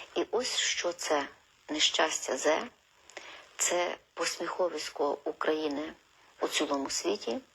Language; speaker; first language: Ukrainian; native; Ukrainian